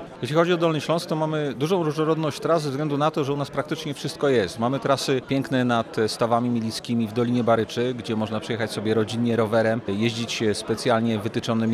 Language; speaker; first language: Polish; native; Polish